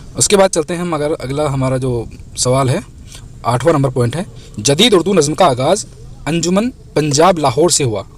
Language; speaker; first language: Urdu; native; Urdu